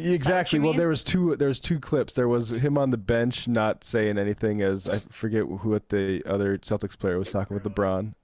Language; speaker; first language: English; native; English